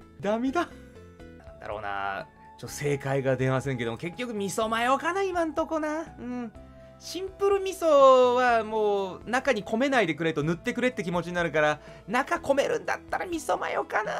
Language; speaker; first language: Japanese; native; Japanese